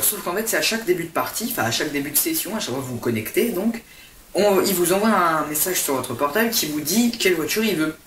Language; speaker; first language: French; native; French